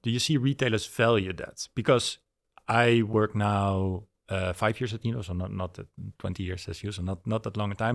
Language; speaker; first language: English; non-native, fluent; Dutch